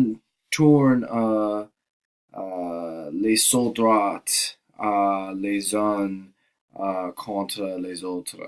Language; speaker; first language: French; non-native, learner; English